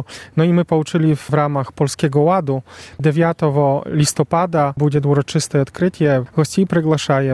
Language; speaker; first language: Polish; non-native, local second language; Belarusian